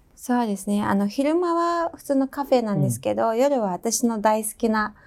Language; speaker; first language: Japanese; non-native, fluent; Mongolian